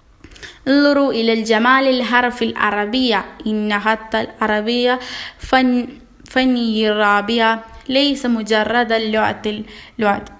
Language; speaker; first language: Arabic; non-native, learner; Malayalam